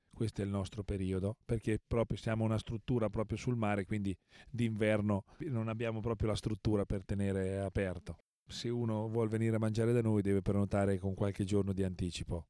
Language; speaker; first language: Italian; native; Italian